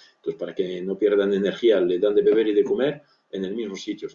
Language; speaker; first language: Spanish; early bilingual, other home language; French